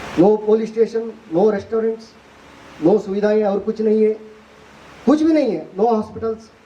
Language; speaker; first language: Hindi; non-native, local second language; Kannada